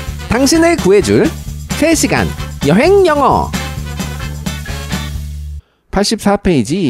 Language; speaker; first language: Korean; native; Korean